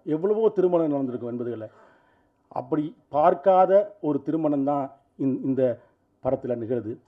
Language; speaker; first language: Tamil; native; Tamil